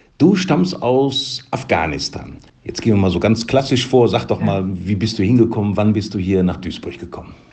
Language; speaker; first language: German; native; German